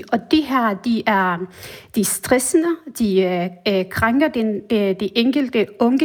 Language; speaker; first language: Danish; non-native, fluent; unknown